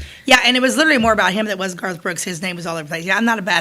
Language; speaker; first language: English; native; English